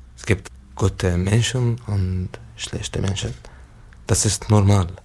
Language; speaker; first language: German; non-native, learner; Arabic